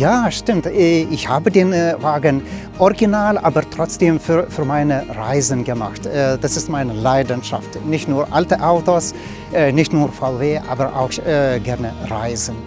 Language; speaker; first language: German; non-native, learner; Lithuanian